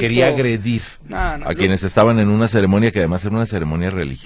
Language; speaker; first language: Spanish; native; Spanish